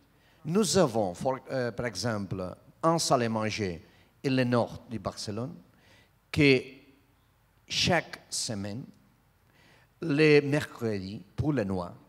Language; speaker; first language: French; non-native, learner; Spanish